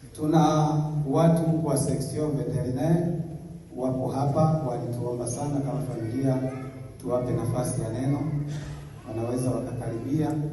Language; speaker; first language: Swahili; non-native, local second language; Bembe